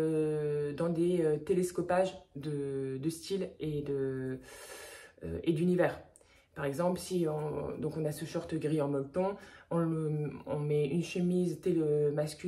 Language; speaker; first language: French; native; French